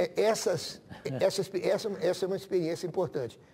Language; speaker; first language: Portuguese; native; Portuguese